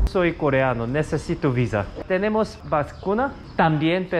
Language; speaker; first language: Spanish; non-native, learner; Korean